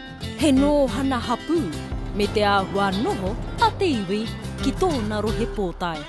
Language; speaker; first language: Māori; native; Māori